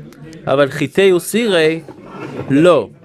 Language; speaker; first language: Hebrew; non-native, fluent; English